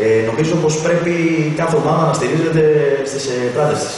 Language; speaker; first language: Greek; native; Greek